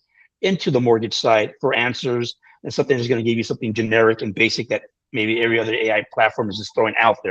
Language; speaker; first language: English; native; English